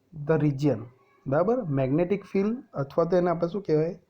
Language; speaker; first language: Hindi; non-native, local second language; Gujarati